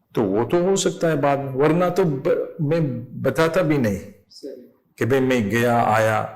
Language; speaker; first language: Urdu; non-native, fluent; English